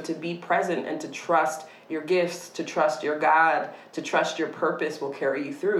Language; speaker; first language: English; native; English